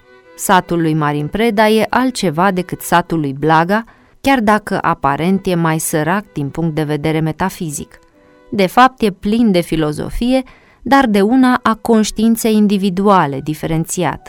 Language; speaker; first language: Romanian; native; Romanian